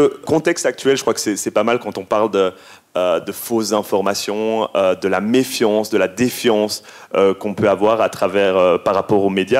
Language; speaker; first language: French; native; French